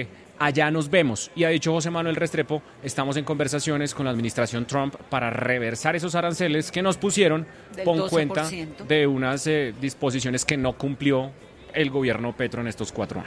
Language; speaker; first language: Spanish; native; Spanish